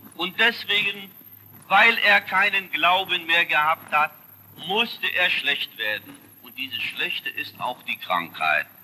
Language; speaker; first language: German; native; German